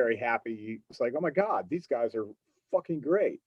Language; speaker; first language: English; native; English